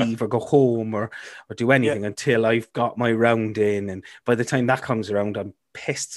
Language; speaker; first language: English; native; English